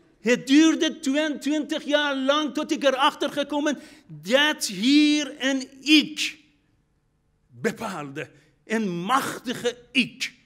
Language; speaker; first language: Dutch; non-native, fluent; Persian